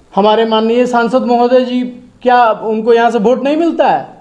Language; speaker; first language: Hindi; native; Hindi